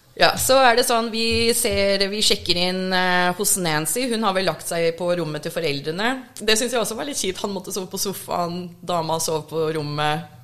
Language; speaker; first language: Norwegian; early bilingual, other home language; English